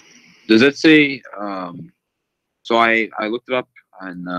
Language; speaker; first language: English; native; English